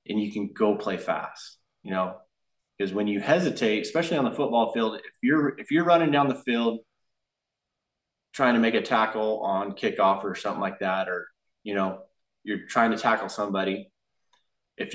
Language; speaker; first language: English; native; English